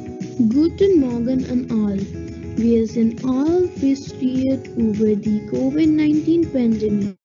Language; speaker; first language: German; non-native, learner; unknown